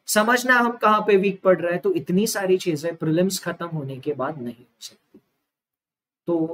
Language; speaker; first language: Hindi; non-native, local second language; Marathi